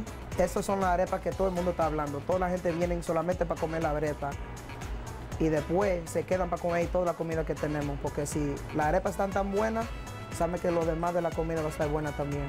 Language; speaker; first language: Spanish; early bilingual, heritage; Spanish